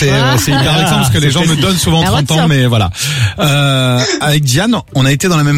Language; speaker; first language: French; native; French